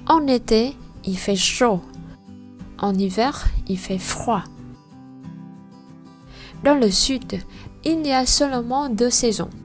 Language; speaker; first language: French; non-native, learner; Vietnamese